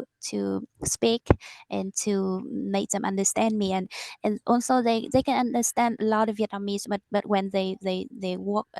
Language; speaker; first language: English; non-native, learner; Vietnamese